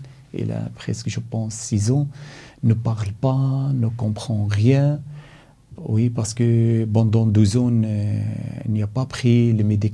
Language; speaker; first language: French; non-native, learner; Arabic